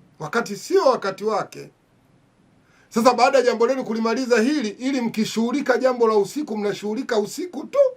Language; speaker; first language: Swahili; native; Swahili